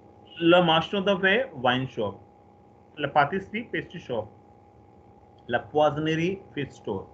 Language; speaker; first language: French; non-native, fluent; Hindi